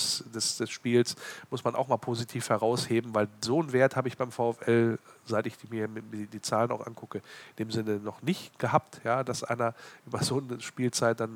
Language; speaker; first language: German; native; German